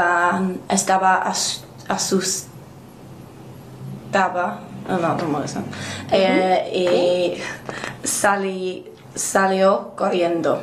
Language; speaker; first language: Spanish; non-native, learner; English